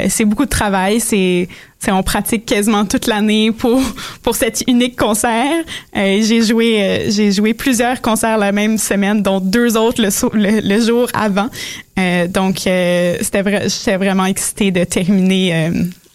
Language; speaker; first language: French; native; French